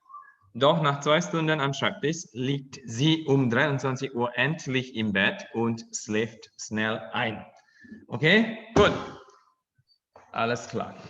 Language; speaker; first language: German; non-native, fluent; Indonesian